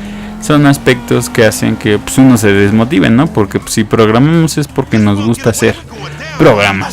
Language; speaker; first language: Spanish; native; Spanish